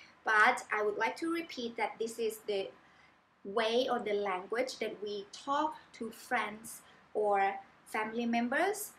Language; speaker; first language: English; non-native, fluent; Thai